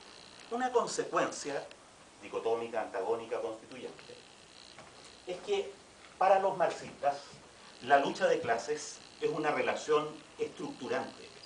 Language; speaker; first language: Spanish; native; Spanish